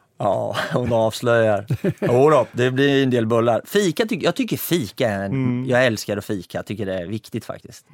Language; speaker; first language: Swedish; native; Swedish